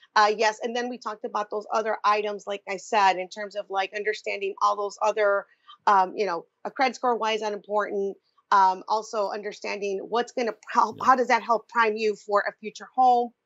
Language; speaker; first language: English; native; English